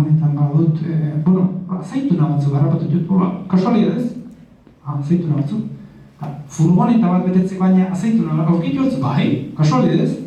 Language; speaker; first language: Basque; native; Basque